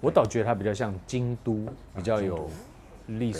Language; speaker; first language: Chinese; native; Chinese